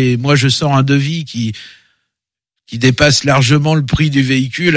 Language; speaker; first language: French; native; French